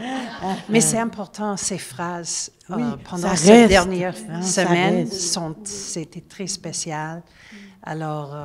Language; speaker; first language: French; non-native, learner; English